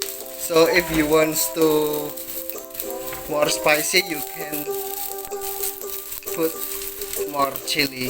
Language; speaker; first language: English; non-native, learner; Indonesian